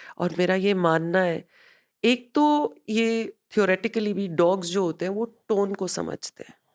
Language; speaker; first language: Hindi; non-native, local second language; Punjabi